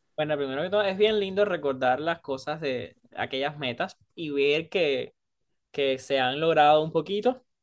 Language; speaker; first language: Spanish; native; Spanish